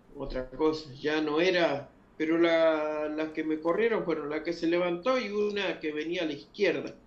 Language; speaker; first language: Spanish; early bilingual, other home language; Guarani